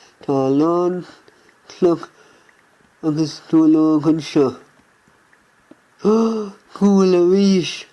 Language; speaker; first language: Irish; non-native, learner; English